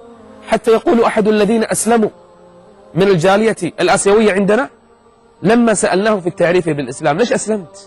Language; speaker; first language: Arabic; native; Arabic